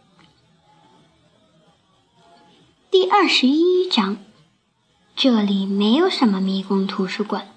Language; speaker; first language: Chinese; native; Chinese